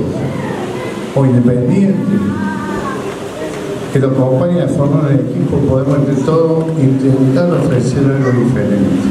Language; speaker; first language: Spanish; native; Spanish